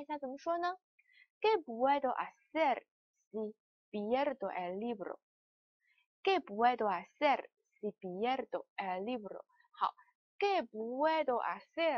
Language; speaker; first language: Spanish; non-native, fluent; Chinese